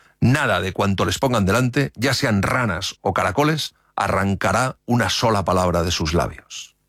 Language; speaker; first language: Spanish; native; Spanish